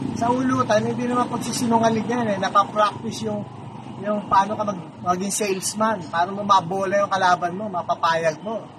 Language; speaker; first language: Filipino; native; Filipino